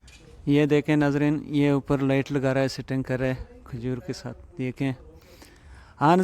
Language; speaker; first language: Hindi; non-native, local second language; Baluchi